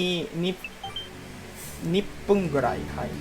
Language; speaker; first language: Japanese; non-native, learner; Filipino